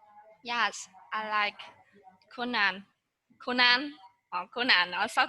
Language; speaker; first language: English; non-native, learner; Vietnamese